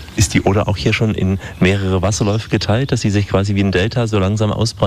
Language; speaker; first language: German; native; German